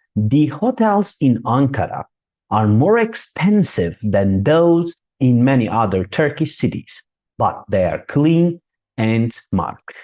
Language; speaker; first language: English; non-native, fluent; Turkish